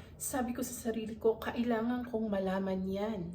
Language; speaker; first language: Filipino; native; Filipino